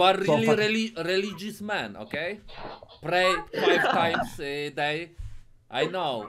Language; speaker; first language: English; non-native, learner; Polish